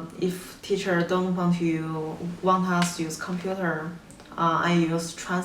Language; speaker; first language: English; non-native, learner; Chinese